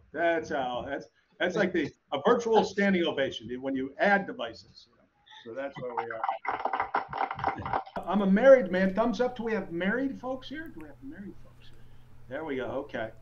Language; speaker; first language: English; native; English